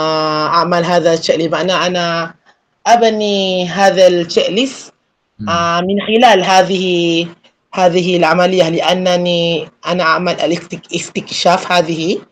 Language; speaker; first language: Arabic; non-native, fluent; Malay